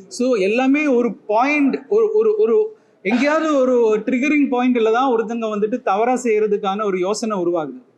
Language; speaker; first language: Tamil; native; Tamil